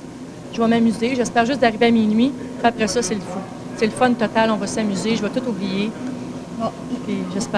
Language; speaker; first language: French; native; French